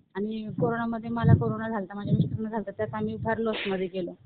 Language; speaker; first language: Marathi; native; Marathi